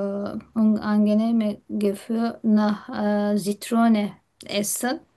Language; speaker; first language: German; non-native, learner; Turkish